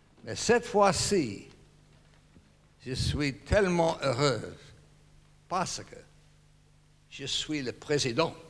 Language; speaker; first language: French; non-native, learner; English